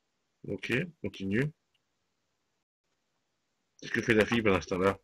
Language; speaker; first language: French; native; French